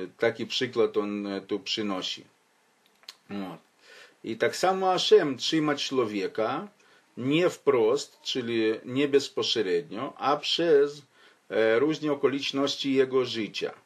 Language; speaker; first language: Polish; non-native, fluent; Ukrainian